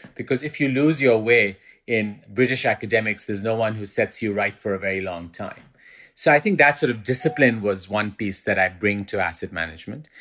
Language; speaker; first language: English; non-native, local second language; Urdu